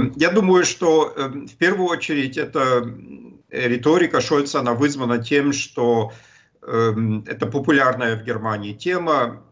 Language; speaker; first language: Russian; non-native, fluent; German